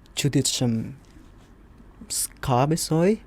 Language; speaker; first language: Albanian; non-native, learner; Indonesian